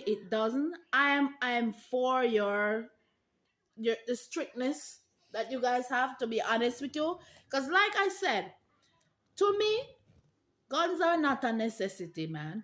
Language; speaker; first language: English; non-native, local second language; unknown